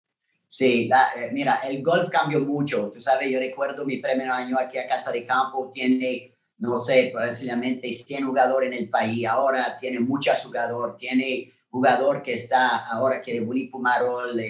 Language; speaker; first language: Spanish; non-native, learner; French